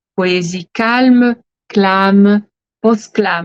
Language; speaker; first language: French; non-native, fluent; Portuguese